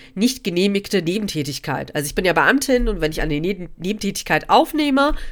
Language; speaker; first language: German; native; German